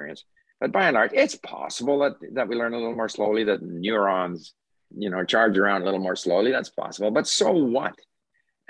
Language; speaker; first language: English; early bilingual, other home language; Swedish